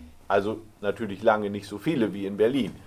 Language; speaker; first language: German; native; German